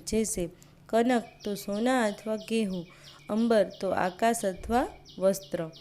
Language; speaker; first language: Hindi; non-native, local second language; Gujarati